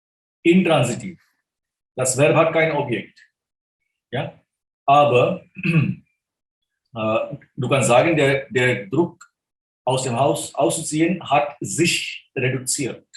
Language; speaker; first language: German; non-native, fluent; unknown